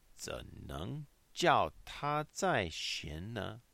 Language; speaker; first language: Chinese; non-native, learner; English